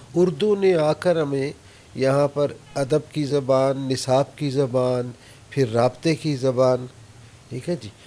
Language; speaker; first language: Urdu; non-native, local second language; Brahui